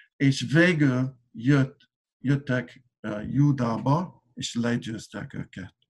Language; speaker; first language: Hungarian; non-native, learner; English